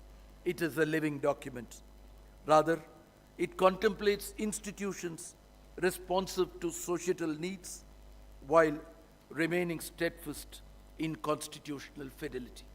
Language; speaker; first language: English; non-native, local second language; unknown